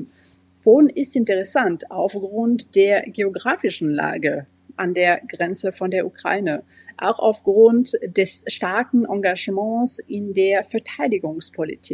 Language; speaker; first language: German; non-native, fluent; French